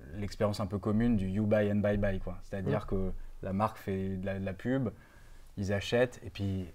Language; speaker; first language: French; native; French